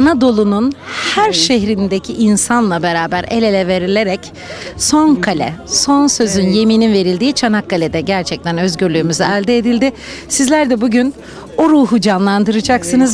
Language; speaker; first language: Turkish; native; Turkish